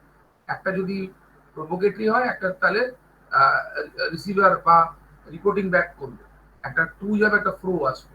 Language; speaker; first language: Bangla; native; Bangla